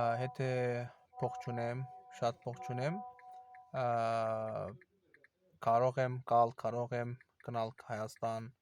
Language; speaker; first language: Armenian; non-native, learner; Azerbaijani